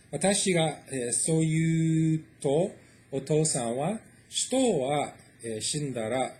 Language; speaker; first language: Japanese; non-native, fluent; English